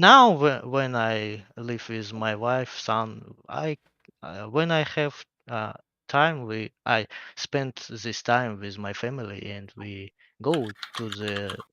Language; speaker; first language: English; non-native, learner; Russian